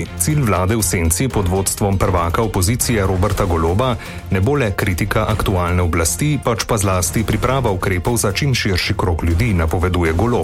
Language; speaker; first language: Slovenian; native; Slovenian